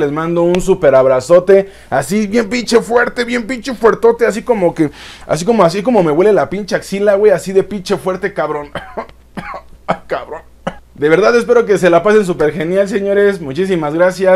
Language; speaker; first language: Spanish; native; Spanish